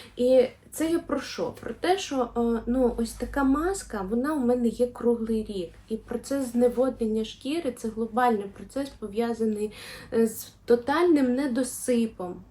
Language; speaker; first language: Ukrainian; non-native, local second language; Russian